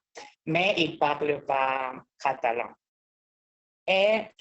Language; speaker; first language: French; non-native, learner; Spanish